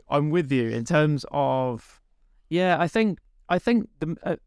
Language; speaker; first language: English; native; English